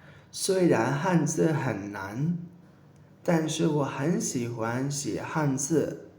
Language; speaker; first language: Chinese; non-native, fluent; Urdu